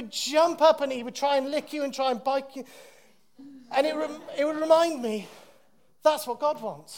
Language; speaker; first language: English; native; English